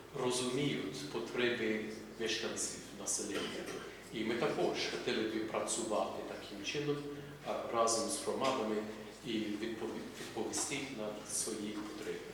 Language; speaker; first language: Ukrainian; non-native, fluent; English